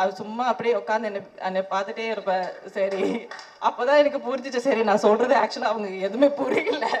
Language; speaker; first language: Tamil; non-native, fluent; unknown